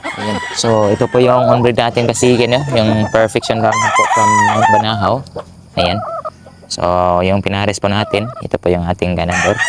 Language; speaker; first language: Filipino; non-native, local second language; Cebuano